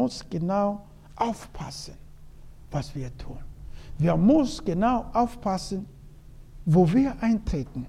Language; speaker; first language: German; non-native, learner; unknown